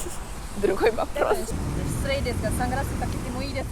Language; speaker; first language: Japanese; non-native, fluent; Russian